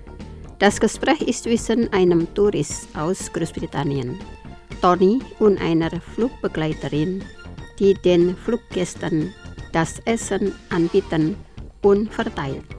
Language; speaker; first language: German; non-native, fluent; Indonesian